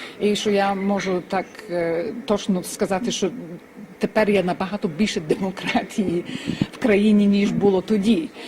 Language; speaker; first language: Ukrainian; early bilingual, heritage; Ukrainian